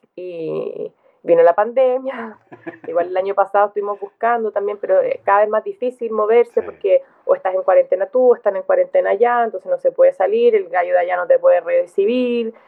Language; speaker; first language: Spanish; native; Spanish